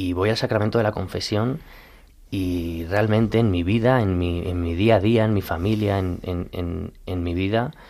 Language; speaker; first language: Spanish; native; Spanish